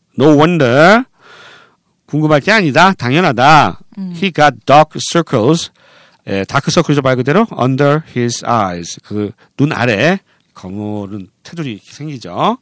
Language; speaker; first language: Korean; native; Korean